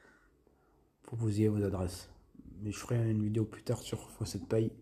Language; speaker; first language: French; native; French